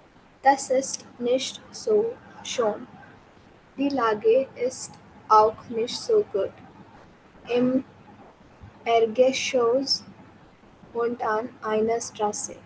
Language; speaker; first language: German; non-native, learner; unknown